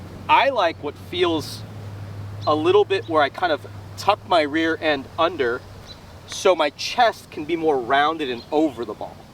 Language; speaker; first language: English; native; English